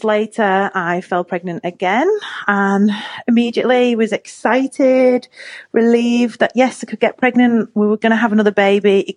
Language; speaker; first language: English; native; English